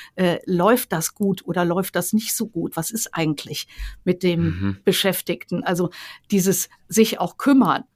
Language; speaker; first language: German; native; German